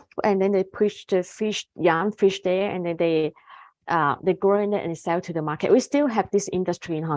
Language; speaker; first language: English; non-native, fluent; Cantonese